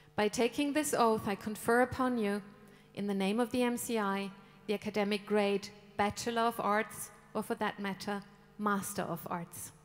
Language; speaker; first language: English; non-native, fluent; German